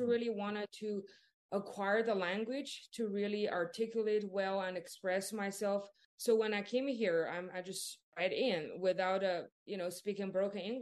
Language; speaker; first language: English; non-native, fluent; Chinese